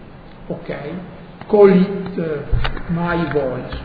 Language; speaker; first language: English; non-native, fluent; Italian